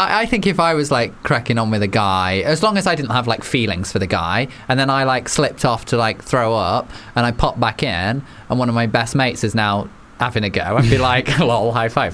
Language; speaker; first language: English; native; English